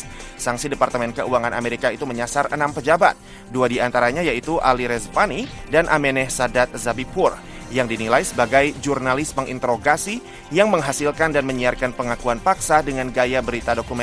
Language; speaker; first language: Indonesian; native; Indonesian